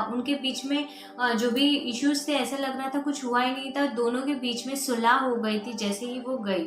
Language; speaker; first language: Hindi; native; Hindi